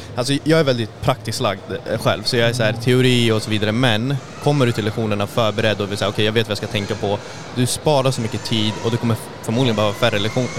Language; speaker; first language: Swedish; early bilingual, other home language; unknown